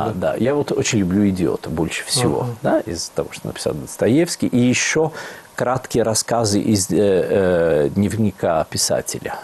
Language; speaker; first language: Russian; non-native, fluent; Italian